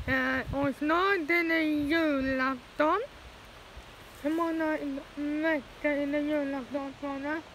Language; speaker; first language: Swedish; early bilingual, other home language; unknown